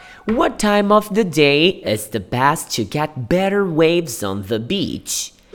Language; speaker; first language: English; non-native, fluent; Portuguese